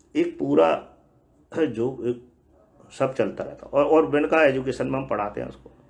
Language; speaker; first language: Hindi; native; Hindi